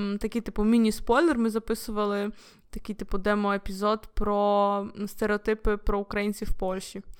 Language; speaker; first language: Ukrainian; non-native, local second language; Russian